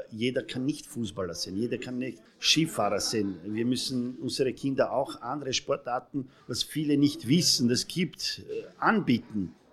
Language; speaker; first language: German; non-native, fluent; Serbian